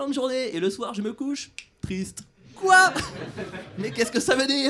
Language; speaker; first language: French; native; French